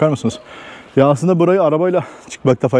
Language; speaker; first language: Turkish; native; Turkish